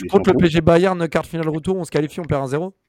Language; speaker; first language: French; native; French